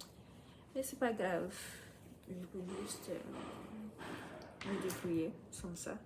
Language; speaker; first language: French; non-native, fluent; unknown